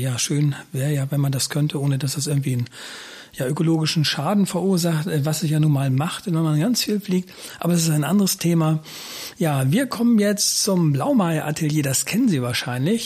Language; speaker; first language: German; native; German